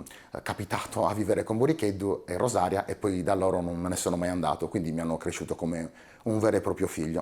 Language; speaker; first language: Italian; native; Italian